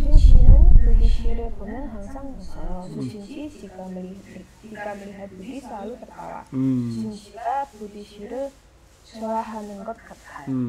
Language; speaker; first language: Korean; non-native, learner; Indonesian